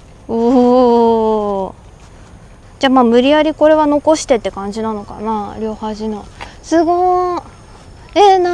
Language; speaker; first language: Japanese; native; Japanese